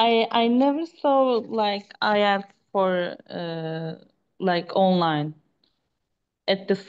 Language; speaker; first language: English; non-native, fluent; Turkish